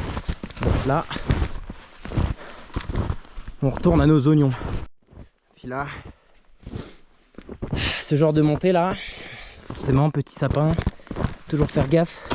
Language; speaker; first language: French; native; French